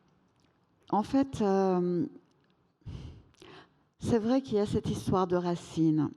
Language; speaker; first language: French; non-native, fluent; Persian